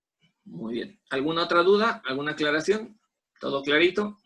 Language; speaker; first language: Spanish; native; Spanish